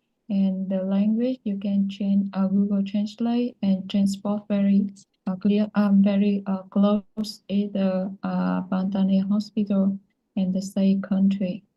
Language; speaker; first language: English; non-native, learner; Vietnamese